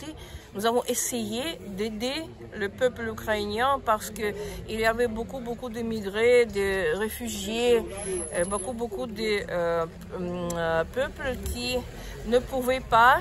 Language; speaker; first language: French; non-native, fluent; Russian